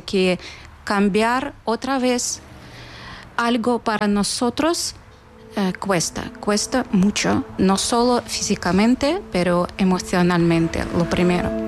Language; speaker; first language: Spanish; non-native, fluent; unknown